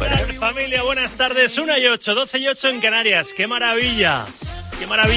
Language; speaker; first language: Spanish; native; Spanish